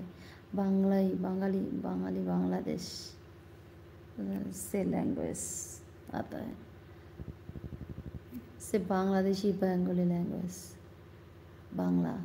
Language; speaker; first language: Hindi; non-native, learner; Bangla